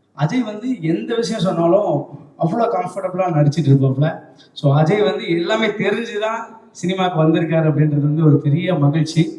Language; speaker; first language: Tamil; native; Tamil